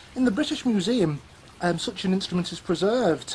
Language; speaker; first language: English; native; English